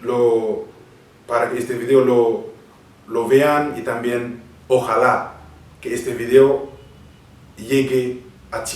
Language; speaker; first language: Spanish; non-native, fluent; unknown